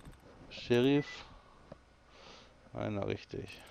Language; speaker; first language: German; native; German